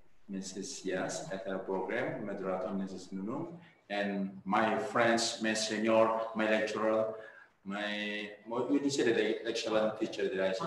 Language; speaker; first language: English; non-native, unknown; Indonesian